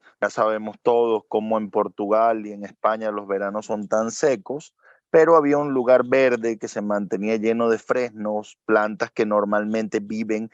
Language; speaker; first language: Spanish; native; Spanish